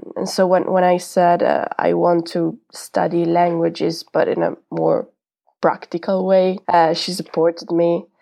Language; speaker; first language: English; non-native, fluent; Italian